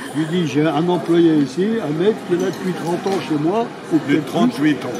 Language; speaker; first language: French; native; French